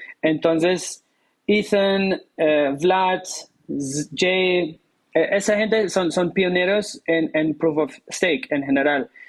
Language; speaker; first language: Spanish; non-native, fluent; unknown